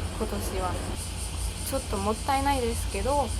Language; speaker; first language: Japanese; non-native, learner; German